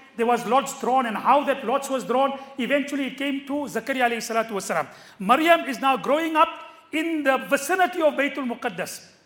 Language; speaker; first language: English; native; English